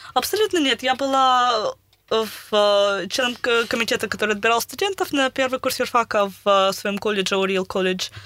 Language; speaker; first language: Russian; early bilingual, heritage; Russian